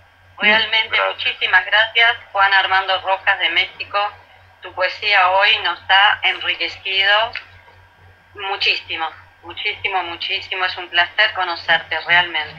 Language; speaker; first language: Spanish; native; Spanish